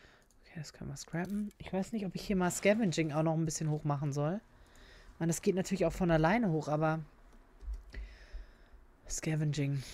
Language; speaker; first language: German; native; German